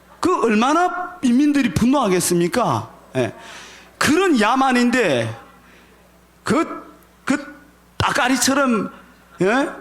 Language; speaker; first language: Korean; native; Korean